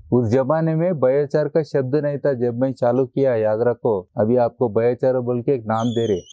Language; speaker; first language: Hindi; non-native, local second language; Telugu